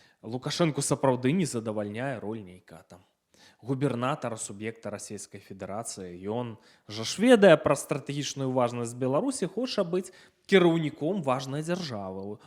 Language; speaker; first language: Belarusian; non-native, local second language; Russian